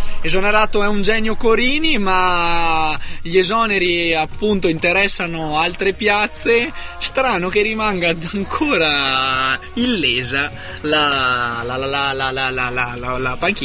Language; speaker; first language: Italian; native; Italian